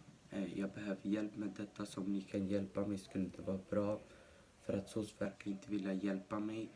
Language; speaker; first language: Swedish; early bilingual, other home language; Somali